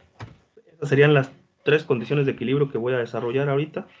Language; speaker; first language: Spanish; native; Spanish